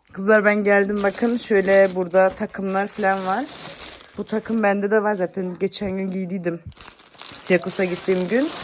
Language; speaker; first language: Turkish; early bilingual, heritage; Turkish